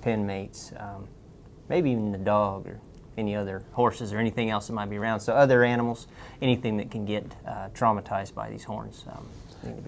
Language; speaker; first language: English; native; English